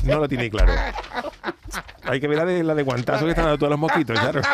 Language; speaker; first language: Spanish; native; Spanish